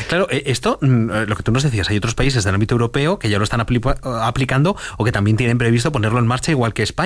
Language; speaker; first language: Spanish; native; Spanish